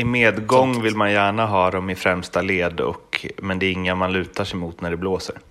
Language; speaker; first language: Swedish; native; Swedish